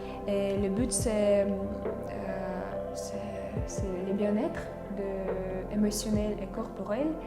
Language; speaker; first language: French; non-native, fluent; Russian